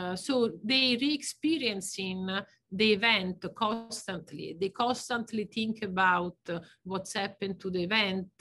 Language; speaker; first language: English; non-native, fluent; Italian